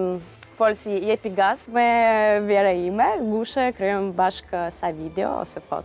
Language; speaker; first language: Albanian; non-native, learner; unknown